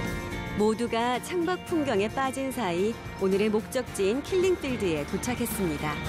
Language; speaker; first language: Korean; native; Korean